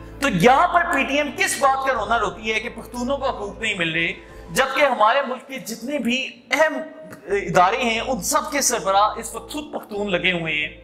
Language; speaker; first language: Urdu; non-native, local second language; Punjabi